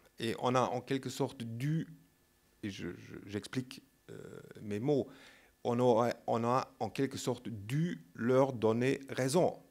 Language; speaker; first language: French; non-native, fluent; German